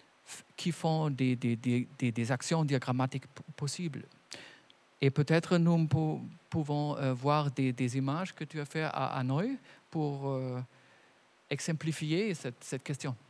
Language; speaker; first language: French; non-native, fluent; German